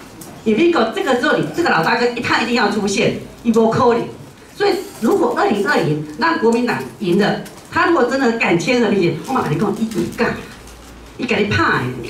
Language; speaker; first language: Chinese; non-native, local second language; Min Nan Chinese